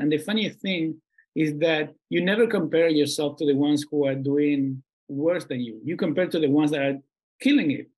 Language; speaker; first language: English; non-native, fluent; Spanish